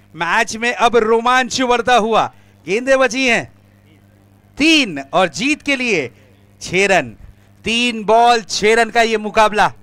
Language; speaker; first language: Hindi; non-native, local second language; Marathi